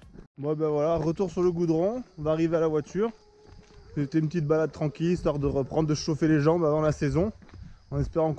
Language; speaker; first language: French; native; French